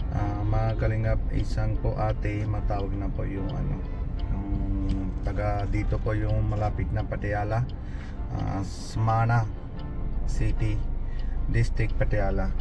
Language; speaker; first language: Filipino; non-native, learner; Hindi